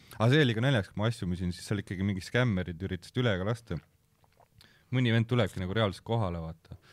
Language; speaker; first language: Estonian; native; Estonian